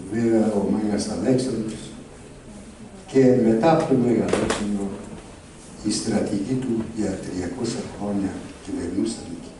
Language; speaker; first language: Greek; non-native, fluent; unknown